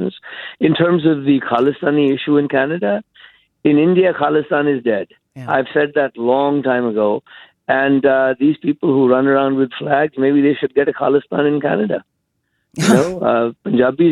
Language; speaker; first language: English; non-native, local second language; Punjabi